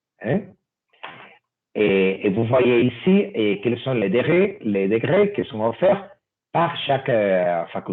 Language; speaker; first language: French; non-native, fluent; Spanish